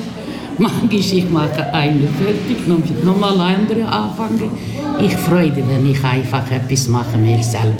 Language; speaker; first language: German; non-native, learner; Kurdish